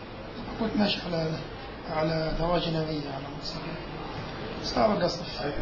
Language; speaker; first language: Arabic; native; Arabic